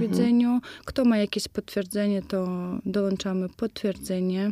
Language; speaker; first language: Polish; non-native, fluent; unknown